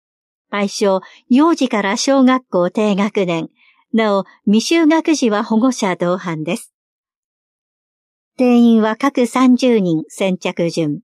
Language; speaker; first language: Japanese; native; Japanese